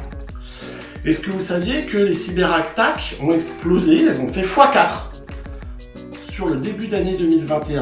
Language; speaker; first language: French; native; French